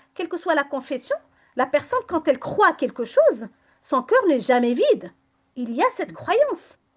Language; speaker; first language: French; non-native, local second language; Arabic